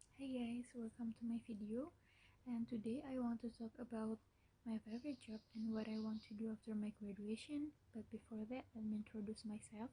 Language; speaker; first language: English; non-native, local second language; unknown